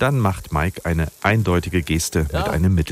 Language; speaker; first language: German; native; German